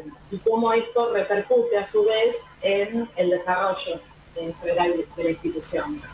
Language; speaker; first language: Spanish; native; Spanish